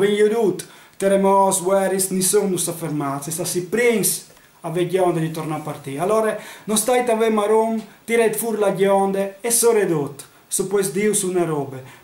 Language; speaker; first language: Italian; non-native, local second language; Friulian